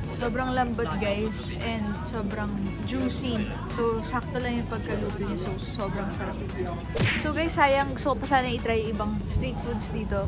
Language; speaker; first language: Filipino; native; Filipino